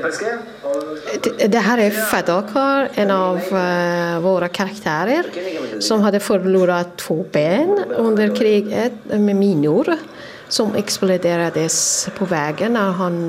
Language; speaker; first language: Swedish; non-native, fluent; Persian